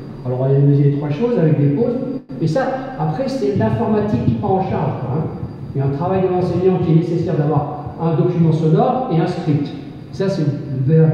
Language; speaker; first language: French; native; French